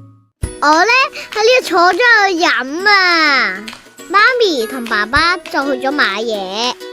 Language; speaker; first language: Chinese; native; Chinese